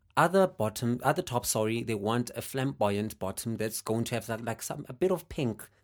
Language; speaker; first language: English; non-native, local second language; Xhosa